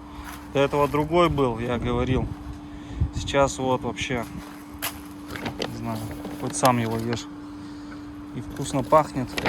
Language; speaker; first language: Russian; native; Russian